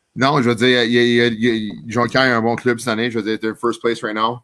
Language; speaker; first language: French; native; French